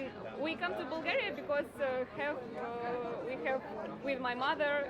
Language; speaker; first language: English; non-native, learner; Ukrainian